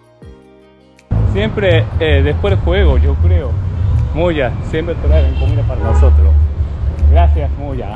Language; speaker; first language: Spanish; non-native, learner; Japanese